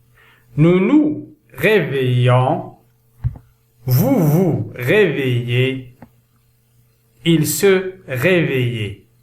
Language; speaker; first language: French; non-native, local second language; Arabic